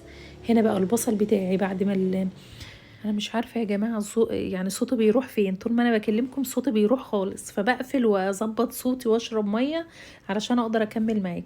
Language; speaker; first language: Arabic; native; Arabic